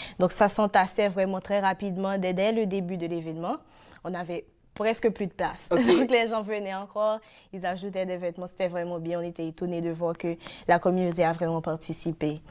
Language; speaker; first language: French; non-native, local second language; Haitian Creole